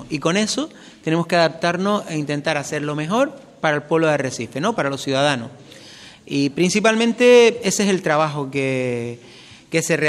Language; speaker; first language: Spanish; native; Spanish